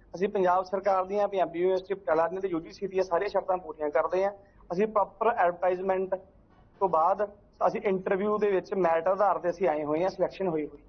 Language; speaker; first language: Punjabi; native; Punjabi